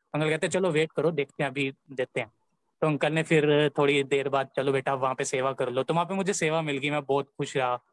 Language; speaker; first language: Hindi; native; Hindi